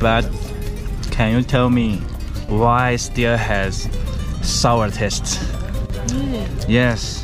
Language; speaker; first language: English; non-native, learner; Chinese